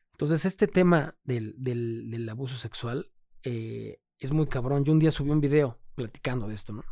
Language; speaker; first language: Spanish; native; Spanish